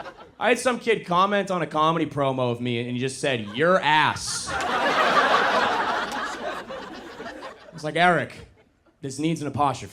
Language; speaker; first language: English; native; English